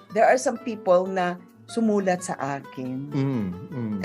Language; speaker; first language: Filipino; non-native, local second language; Hiligaynon